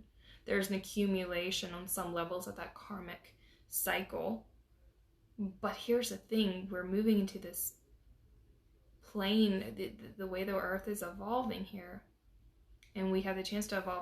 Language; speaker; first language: English; native; English